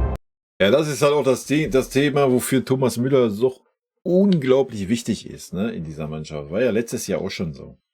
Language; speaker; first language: German; native; German